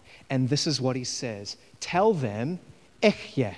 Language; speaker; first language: English; native; English